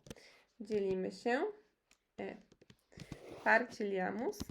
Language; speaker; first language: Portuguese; non-native, fluent; Polish